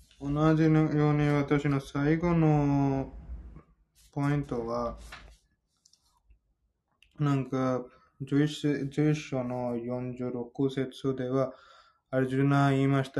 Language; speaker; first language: Japanese; non-native, fluent; Hindi